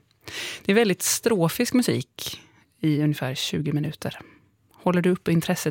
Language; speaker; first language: Swedish; native; Swedish